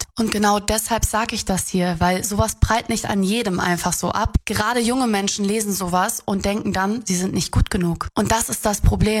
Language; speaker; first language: German; native; German